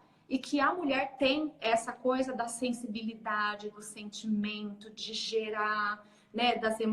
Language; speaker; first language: Portuguese; native; Portuguese